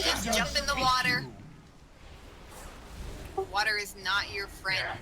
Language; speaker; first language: English; native; English